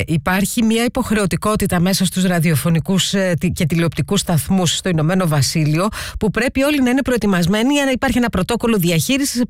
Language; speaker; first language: Greek; native; Greek